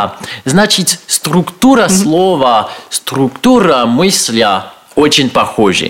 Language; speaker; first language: Russian; non-native, learner; French